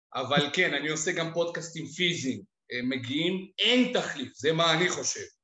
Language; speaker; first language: Hebrew; early bilingual, other home language; Russian